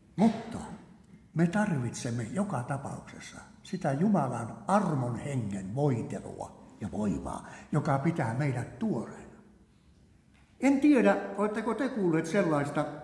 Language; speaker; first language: Finnish; native; Finnish